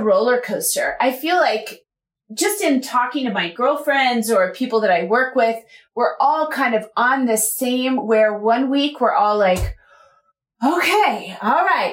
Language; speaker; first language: English; native; English